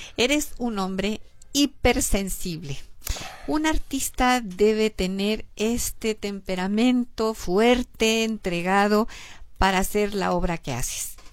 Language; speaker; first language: Spanish; native; Spanish